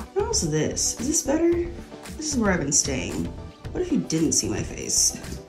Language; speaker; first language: English; native; English